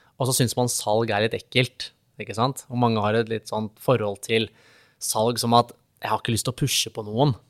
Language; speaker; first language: Norwegian; native; Norwegian